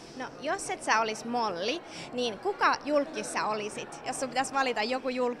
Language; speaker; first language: Finnish; native; Finnish